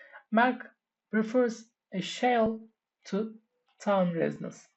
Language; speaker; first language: English; non-native, fluent; Turkish